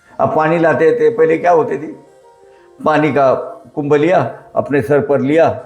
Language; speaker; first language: Hindi; non-native, local second language; Marathi